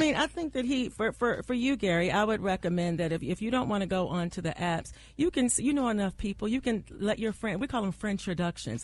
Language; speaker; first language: English; native; English